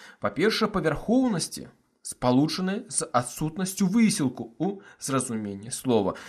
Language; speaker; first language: Belarusian; non-native, local second language; Russian